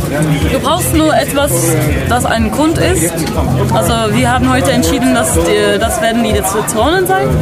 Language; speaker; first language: German; non-native, fluent; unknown